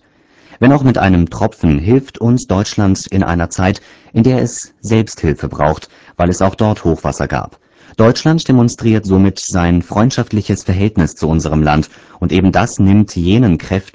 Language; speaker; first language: German; native; German